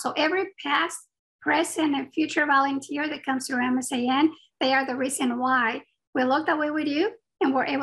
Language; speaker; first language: English; non-native, fluent; Spanish